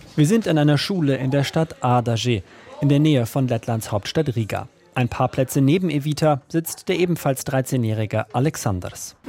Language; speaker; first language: German; native; German